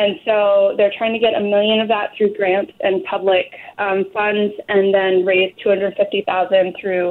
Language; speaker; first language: English; native; English